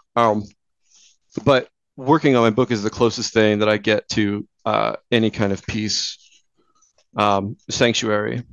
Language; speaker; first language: English; native; English